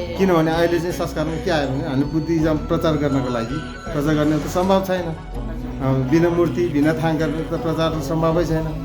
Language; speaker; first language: Nepali; non-native, local second language; Eastern Tamang